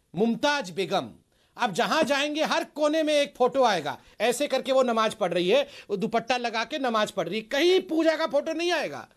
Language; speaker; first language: Hindi; non-native, local second language; Odia